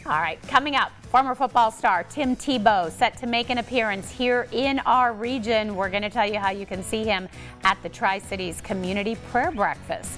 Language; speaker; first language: English; native; English